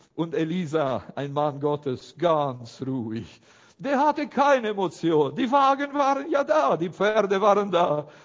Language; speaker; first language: German; non-native, fluent; Romanian